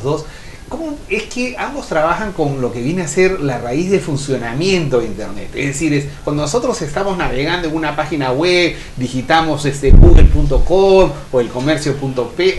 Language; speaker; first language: Spanish; native; Spanish